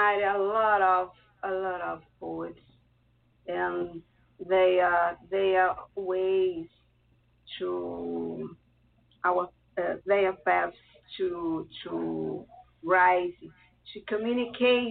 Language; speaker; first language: English; non-native, learner; Portuguese